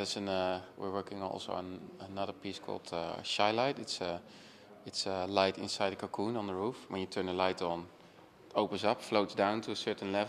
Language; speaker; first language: English; non-native, fluent; Dutch